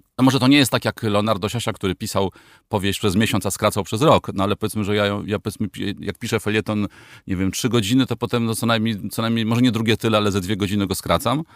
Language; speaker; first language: Polish; native; Polish